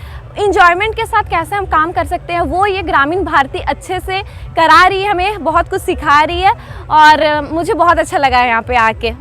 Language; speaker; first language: Hindi; native; Hindi